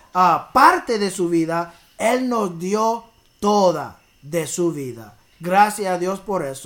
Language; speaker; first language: Spanish; early bilingual, heritage; English